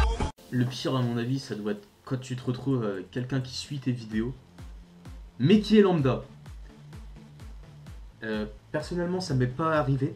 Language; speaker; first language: French; native; French